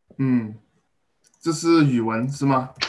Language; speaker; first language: Chinese; native; Chinese